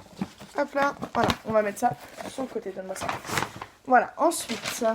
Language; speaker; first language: French; native; French